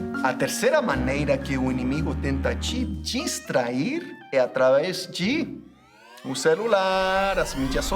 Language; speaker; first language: Portuguese; non-native, fluent; English